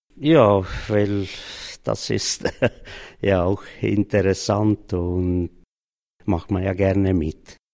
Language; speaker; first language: German; non-native, fluent; Slovenian